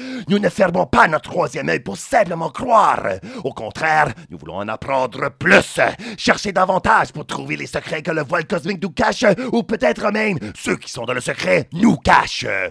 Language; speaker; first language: French; native; French